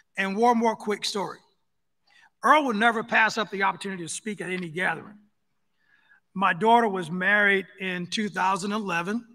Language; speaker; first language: English; native; English